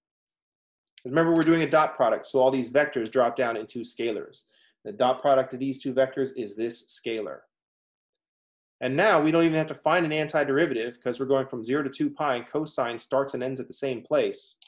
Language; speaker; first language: English; native; English